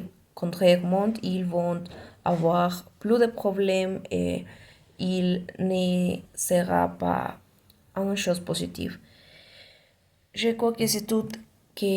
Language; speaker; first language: French; non-native, learner; Spanish